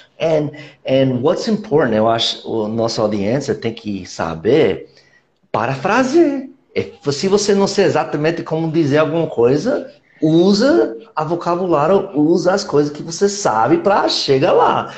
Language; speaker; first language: Portuguese; non-native, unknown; English